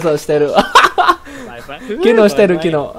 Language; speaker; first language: Japanese; non-native, learner; Indonesian